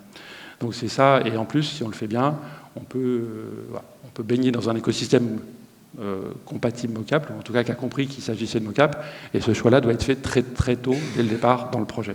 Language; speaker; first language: French; native; French